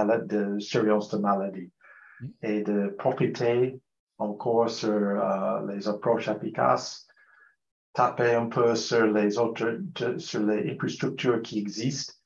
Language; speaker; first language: French; non-native, fluent; English